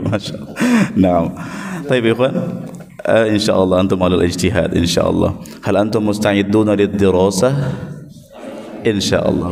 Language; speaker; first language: Arabic; non-native, fluent; Indonesian